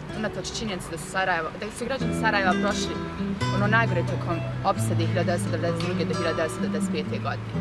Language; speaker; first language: Croatian; early bilingual, heritage; Croatian